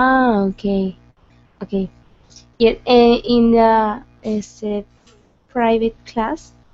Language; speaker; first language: English; non-native, learner; Spanish